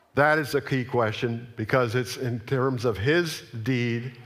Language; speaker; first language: English; native; English